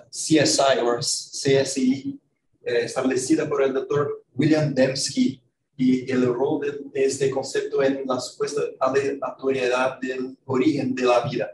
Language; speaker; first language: Spanish; non-native, fluent; Portuguese